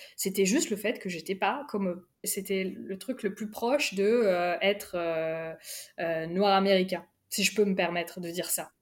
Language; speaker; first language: French; early bilingual, other home language; Urdu